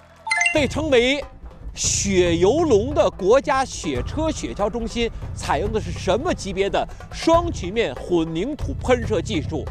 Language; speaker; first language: Chinese; native; Chinese